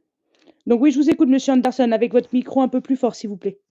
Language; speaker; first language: French; native; French